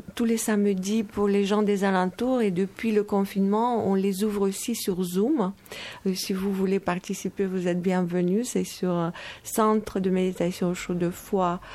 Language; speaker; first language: French; non-native, fluent; Romanian